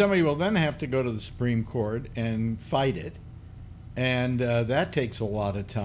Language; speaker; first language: English; native; English